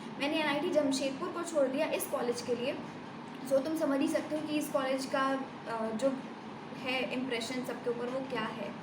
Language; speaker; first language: Hindi; native; Hindi